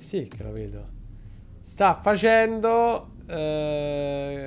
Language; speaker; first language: Italian; native; Italian